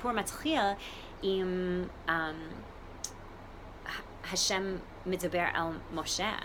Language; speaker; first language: Hebrew; non-native, learner; English